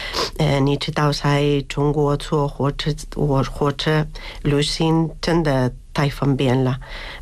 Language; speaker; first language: Chinese; non-native, learner; Spanish